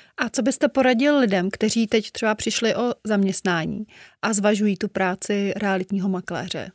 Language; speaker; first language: Czech; native; Czech